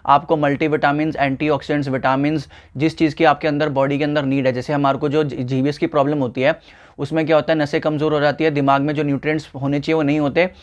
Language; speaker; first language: Hindi; native; Hindi